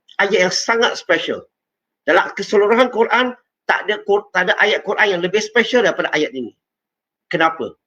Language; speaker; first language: Malay; non-native, local second language; Chinese